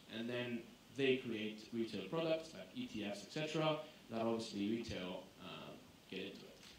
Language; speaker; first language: English; non-native, fluent; Greek